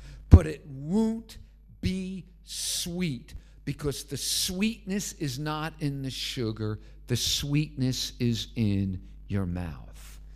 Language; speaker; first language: English; native; English